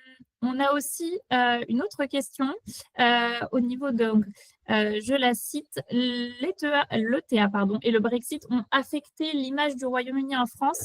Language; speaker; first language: French; native; French